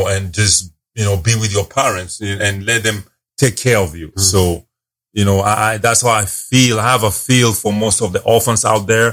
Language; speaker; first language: English; non-native, local second language; Luo (Kenya and Tanzania)